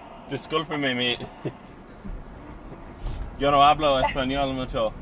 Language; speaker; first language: Spanish; non-native, learner; English